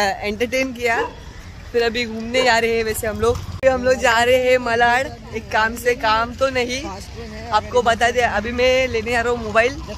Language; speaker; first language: Hindi; native; Hindi